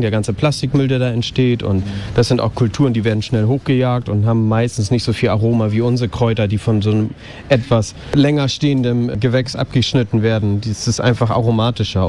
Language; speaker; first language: German; native; German